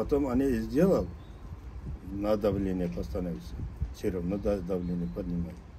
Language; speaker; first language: Russian; non-native, local second language; Kazakh